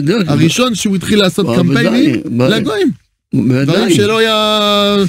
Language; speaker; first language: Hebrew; non-native, fluent; French